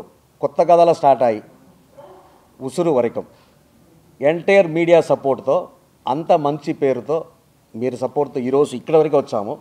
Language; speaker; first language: Telugu; native; Telugu